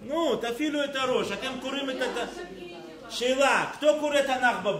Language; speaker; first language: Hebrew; non-native, fluent; Russian